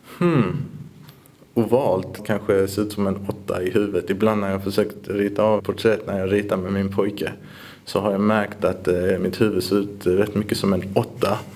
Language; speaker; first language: Swedish; early bilingual, other home language; Persian